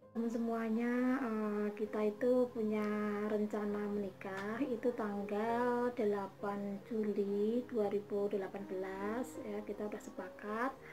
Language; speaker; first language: Indonesian; native; Indonesian